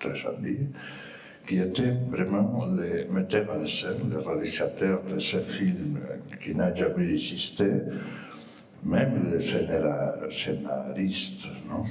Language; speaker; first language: French; non-native, fluent; Spanish